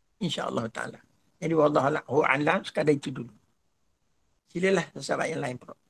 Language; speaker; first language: Malay; native; Malay